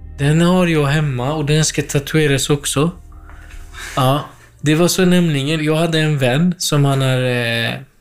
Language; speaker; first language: Swedish; non-native, fluent; Central Kurdish